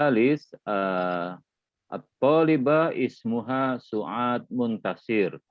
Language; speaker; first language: Arabic; non-native, learner; Indonesian